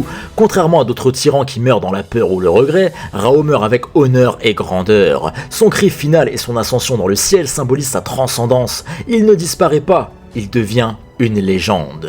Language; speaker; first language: French; native; French